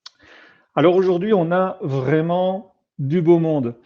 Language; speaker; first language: French; native; French